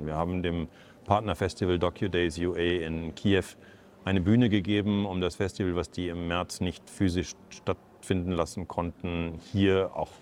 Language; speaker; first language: German; native; German